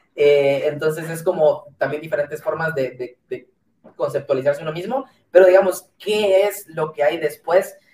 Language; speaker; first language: Spanish; native; Spanish